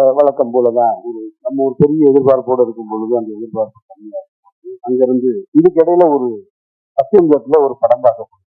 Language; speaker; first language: Tamil; native; Tamil